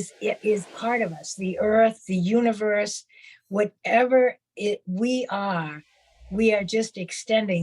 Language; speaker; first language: English; native; English